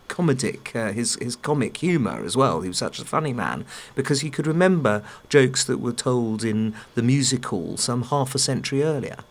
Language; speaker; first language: English; native; English